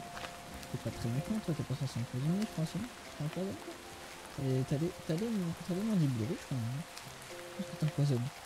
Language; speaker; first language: French; native; French